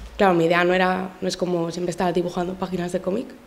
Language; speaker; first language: Spanish; native; Spanish